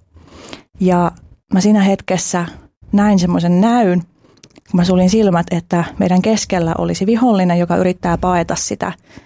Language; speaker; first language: Finnish; early bilingual, other home language; Albanian